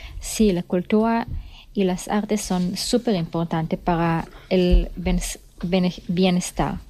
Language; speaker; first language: Spanish; non-native, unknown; Hebrew